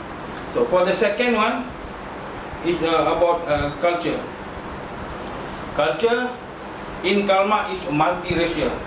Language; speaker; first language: English; non-native, learner; Malay